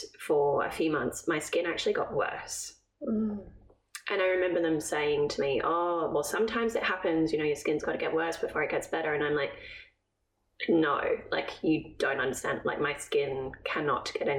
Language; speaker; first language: English; native; English